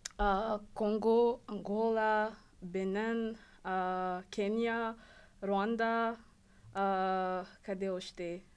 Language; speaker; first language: Bulgarian; non-native, learner; Rundi